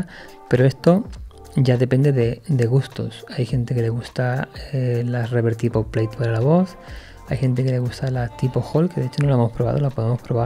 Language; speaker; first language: Spanish; native; Spanish